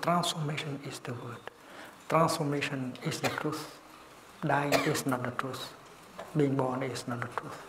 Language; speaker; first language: English; non-native, fluent; Vietnamese